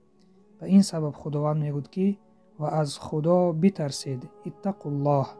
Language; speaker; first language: Persian; native; Persian